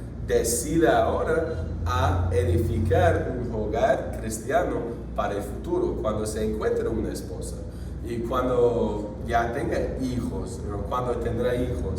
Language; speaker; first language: Spanish; non-native, fluent; English